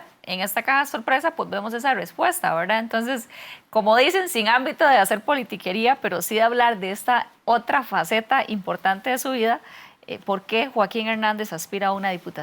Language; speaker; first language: Spanish; native; Spanish